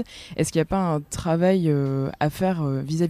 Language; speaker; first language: French; native; French